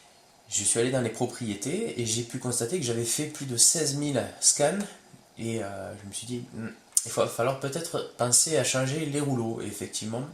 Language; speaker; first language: French; native; French